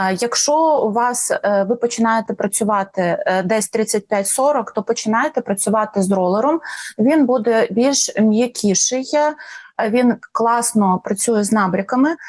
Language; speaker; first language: Ukrainian; non-native, local second language; Russian